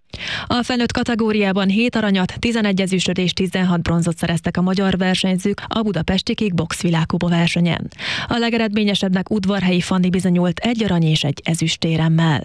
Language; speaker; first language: Hungarian; native; Hungarian